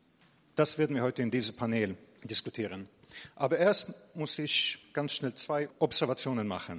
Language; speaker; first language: German; non-native, fluent; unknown